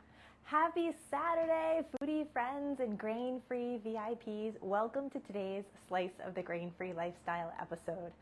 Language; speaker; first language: English; native; English